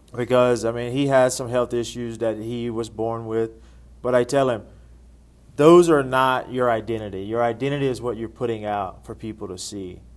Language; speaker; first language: English; native; English